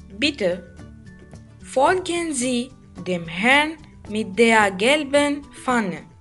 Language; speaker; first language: German; non-native, fluent; Arabic